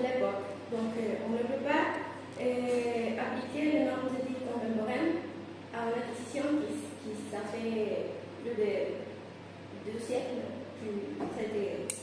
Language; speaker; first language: French; non-native, fluent; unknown